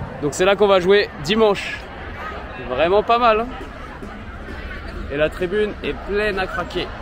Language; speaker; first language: French; native; French